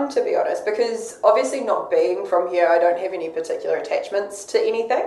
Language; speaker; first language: English; native; English